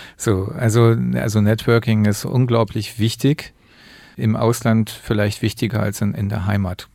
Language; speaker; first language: German; native; German